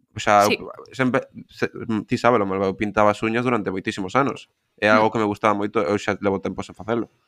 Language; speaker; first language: Galician; non-native, local second language; Spanish